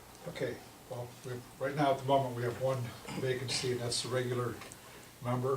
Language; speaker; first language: English; native; English